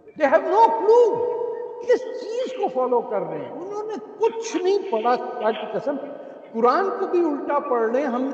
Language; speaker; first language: Urdu; native; Urdu